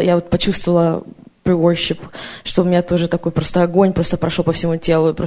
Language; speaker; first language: Russian; native; Russian